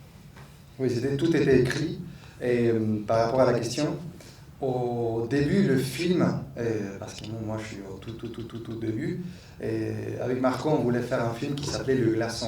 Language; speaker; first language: French; non-native, fluent; Spanish